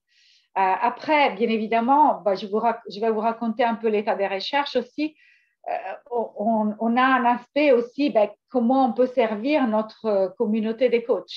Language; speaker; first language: French; non-native, fluent; Italian